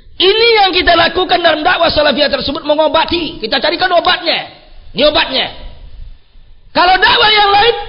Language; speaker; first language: Indonesian; non-native, local second language; Minangkabau